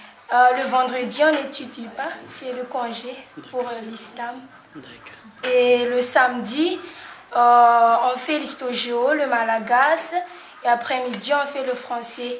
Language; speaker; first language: French; non-native, learner; Malagasy